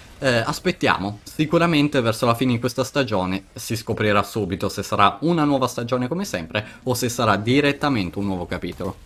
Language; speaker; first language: Italian; native; Italian